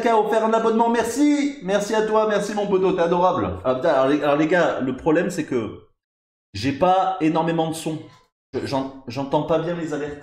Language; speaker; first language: French; native; French